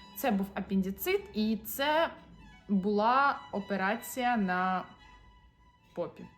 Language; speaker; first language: Ukrainian; non-native, local second language; Russian